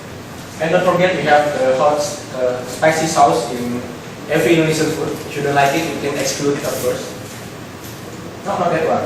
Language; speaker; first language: English; non-native, local second language; Indonesian